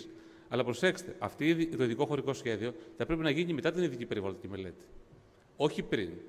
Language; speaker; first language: Greek; native; Greek